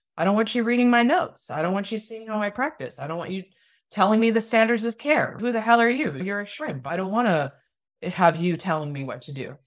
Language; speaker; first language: English; early bilingual, other home language; Hindi